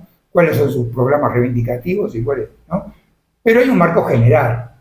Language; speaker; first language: Spanish; native; Spanish